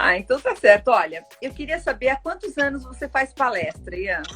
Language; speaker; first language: Portuguese; native; Portuguese